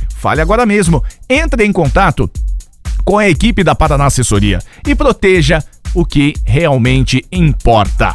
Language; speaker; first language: Portuguese; native; Portuguese